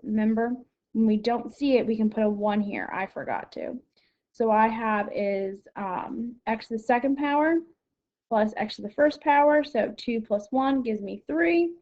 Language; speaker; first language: English; native; English